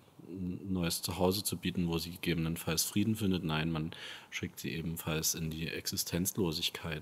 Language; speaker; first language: German; native; German